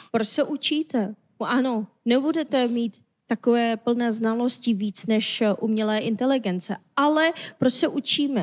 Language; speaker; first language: Czech; non-native, fluent; Korean